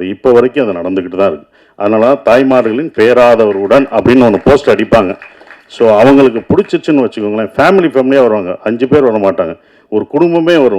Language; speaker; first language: Tamil; native; Tamil